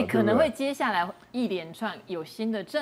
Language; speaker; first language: Chinese; native; Chinese